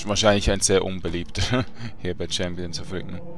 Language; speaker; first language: German; native; German